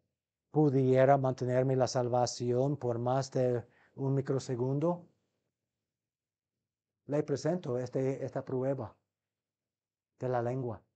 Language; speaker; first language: Spanish; non-native, fluent; English